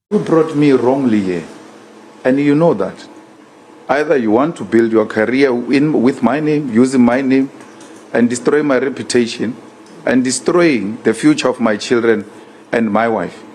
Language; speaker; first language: English; non-native, local second language; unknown